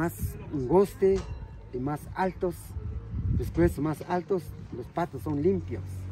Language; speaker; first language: Spanish; non-native, local second language; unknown